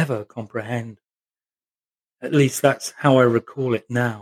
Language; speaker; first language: English; native; English